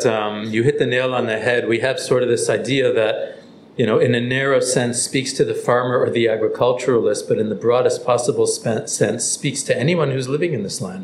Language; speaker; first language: English; native; English